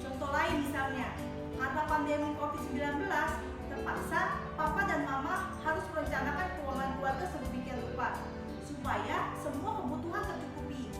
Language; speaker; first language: Indonesian; native; Indonesian